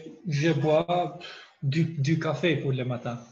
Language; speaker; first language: French; non-native, learner; Albanian